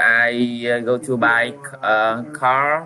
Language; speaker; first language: English; non-native, learner; Vietnamese